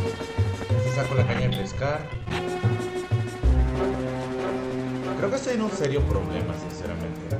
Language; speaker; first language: Spanish; native; Spanish